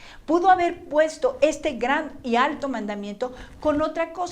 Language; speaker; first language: Spanish; native; Spanish